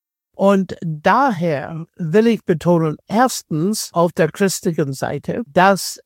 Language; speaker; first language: German; non-native, fluent; English